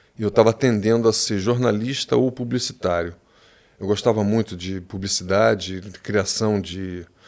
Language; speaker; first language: Portuguese; native; Portuguese